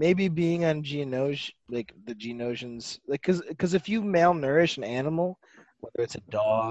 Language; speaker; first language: English; native; English